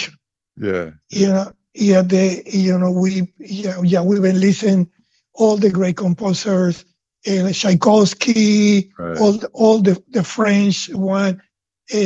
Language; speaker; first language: English; non-native, fluent; Spanish